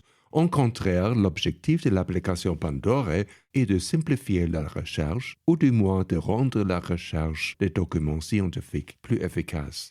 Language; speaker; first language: French; non-native, fluent; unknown